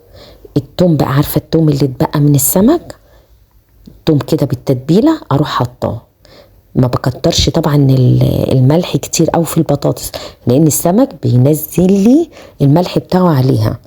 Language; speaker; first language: Arabic; native; Arabic